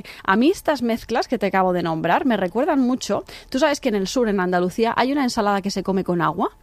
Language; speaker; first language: Spanish; native; Spanish